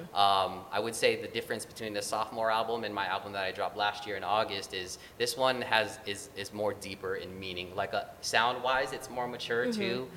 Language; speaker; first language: English; early bilingual, other home language; Filipino